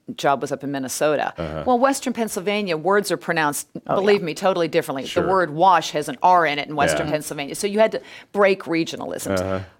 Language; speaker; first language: English; native; English